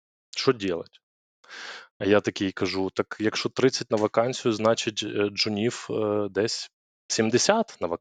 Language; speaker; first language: Ukrainian; native; Ukrainian